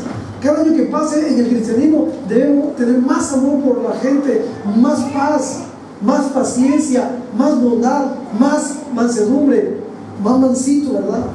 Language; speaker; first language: Spanish; native; Spanish